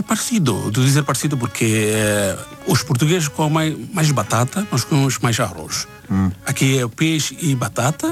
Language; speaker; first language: Portuguese; non-native, learner; Bangla